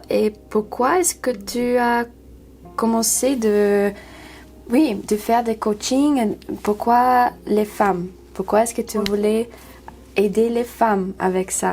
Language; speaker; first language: French; non-native, learner; English